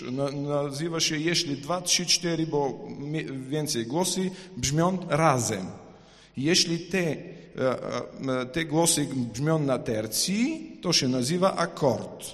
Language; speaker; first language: Polish; non-native, fluent; Ukrainian